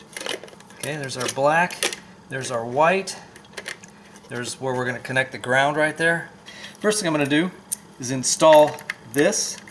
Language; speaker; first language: English; native; English